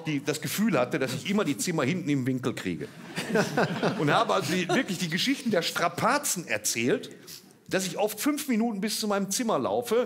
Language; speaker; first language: German; native; German